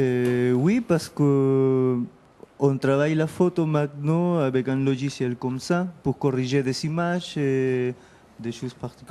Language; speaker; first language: French; non-native, learner; Spanish